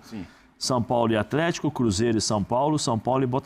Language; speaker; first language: Portuguese; native; Portuguese